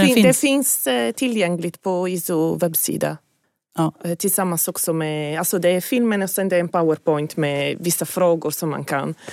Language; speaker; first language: Swedish; non-native, fluent; Italian